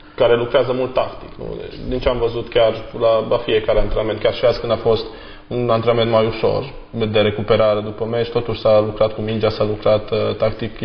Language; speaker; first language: Romanian; native; Romanian